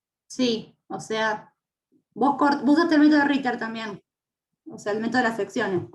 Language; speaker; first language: Spanish; native; Spanish